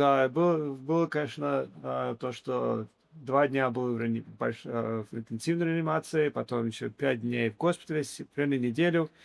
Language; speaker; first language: Russian; early bilingual, heritage; English